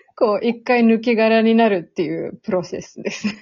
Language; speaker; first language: Japanese; early bilingual, heritage; Serbian